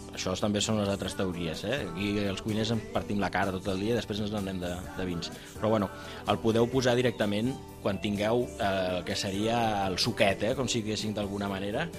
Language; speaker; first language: Catalan; native; Catalan